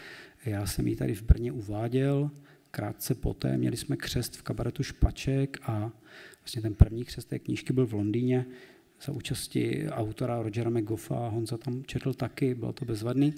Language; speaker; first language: Czech; native; Czech